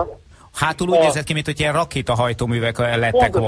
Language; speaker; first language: Hungarian; native; Hungarian